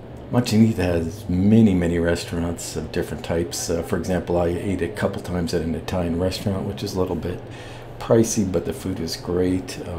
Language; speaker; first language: English; native; English